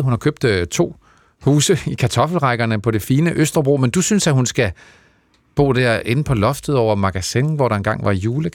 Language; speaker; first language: Danish; native; Danish